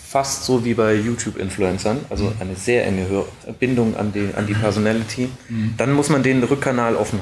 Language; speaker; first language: German; native; German